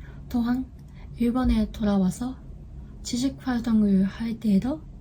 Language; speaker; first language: Korean; non-native, learner; Japanese